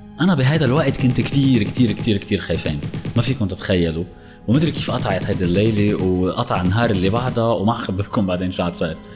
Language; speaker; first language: Arabic; native; Arabic